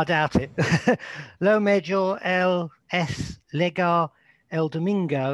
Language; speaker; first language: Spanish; non-native, learner; English